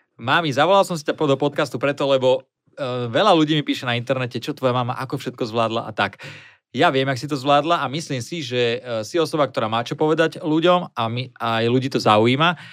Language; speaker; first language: Slovak; native; Slovak